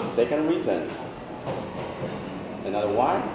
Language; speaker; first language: English; non-native, learner; Chinese